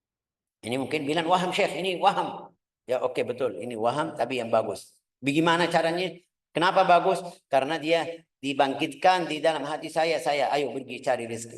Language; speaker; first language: Indonesian; non-native, fluent; Arabic